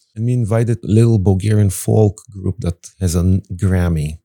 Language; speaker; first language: English; non-native, fluent; Bulgarian